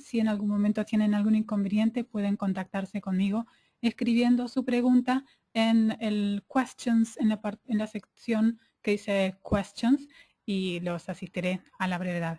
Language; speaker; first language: Spanish; native; Spanish